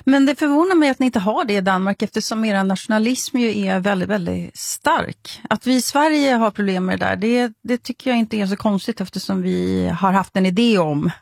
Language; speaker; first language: Swedish; native; Swedish